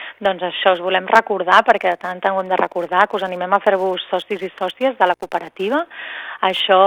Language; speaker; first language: Catalan; native; Catalan